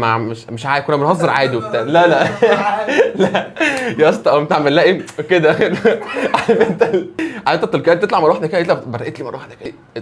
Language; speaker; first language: Arabic; native; Arabic